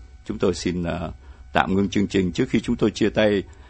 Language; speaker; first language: Vietnamese; native; Vietnamese